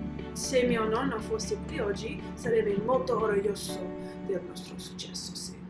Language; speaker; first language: Italian; non-native, learner; English